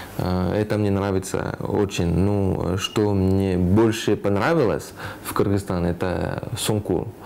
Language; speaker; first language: Russian; non-native, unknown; French